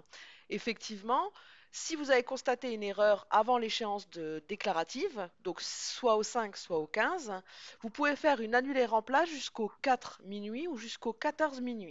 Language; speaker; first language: French; native; French